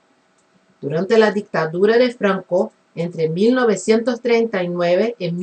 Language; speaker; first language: Spanish; non-native, fluent; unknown